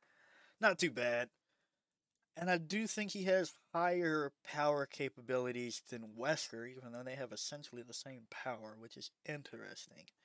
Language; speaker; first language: English; native; English